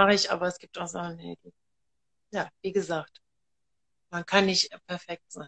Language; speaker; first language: German; native; German